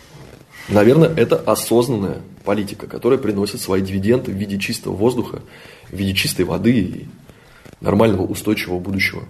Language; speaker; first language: Russian; native; Russian